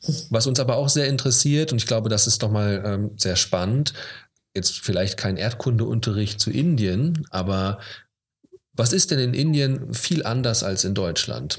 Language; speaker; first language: German; native; German